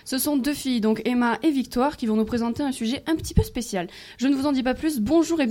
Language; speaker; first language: French; native; French